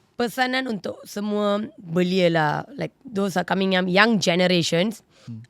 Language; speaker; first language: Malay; non-native, local second language; Tamil